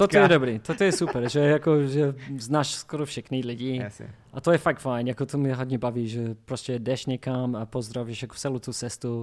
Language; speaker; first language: Czech; non-native, learner; English